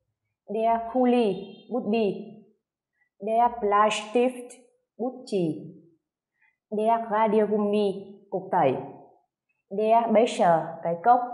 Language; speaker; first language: German; non-native, fluent; Vietnamese